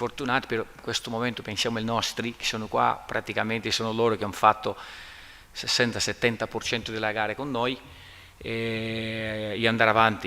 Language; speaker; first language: Italian; non-native, learner; Portuguese